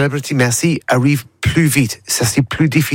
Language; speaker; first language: French; non-native, learner; English